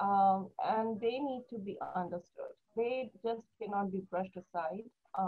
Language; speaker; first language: English; non-native, local second language; Hindi